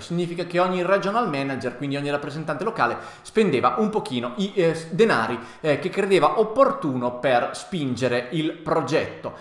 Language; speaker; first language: Italian; native; Italian